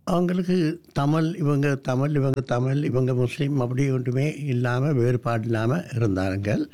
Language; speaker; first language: Tamil; non-native, local second language; Sinhala